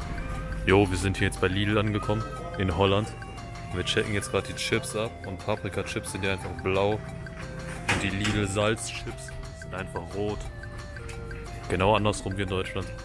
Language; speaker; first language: German; native; German